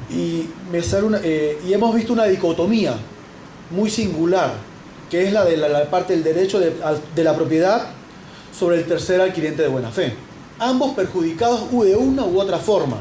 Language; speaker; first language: Spanish; native; Spanish